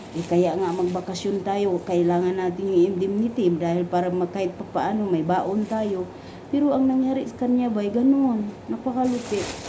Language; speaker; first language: Filipino; non-native, local second language; Cebuano